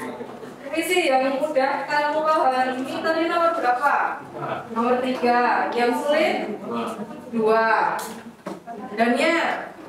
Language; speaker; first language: Indonesian; native; Indonesian